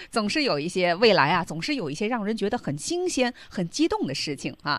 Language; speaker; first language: Chinese; native; Chinese